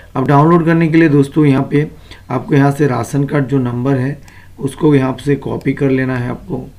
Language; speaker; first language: Hindi; non-native, local second language; Bangla